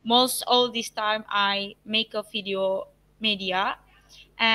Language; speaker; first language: English; non-native, learner; Indonesian